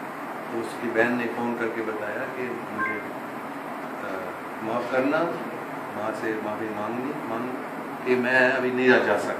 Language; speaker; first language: Hindi; non-native, local second language; English